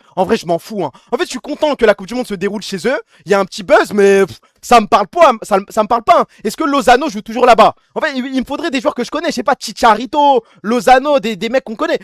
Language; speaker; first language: French; early bilingual, other home language; Arabic